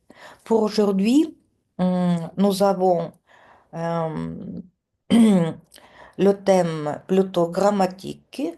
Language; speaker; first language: French; non-native, fluent; Russian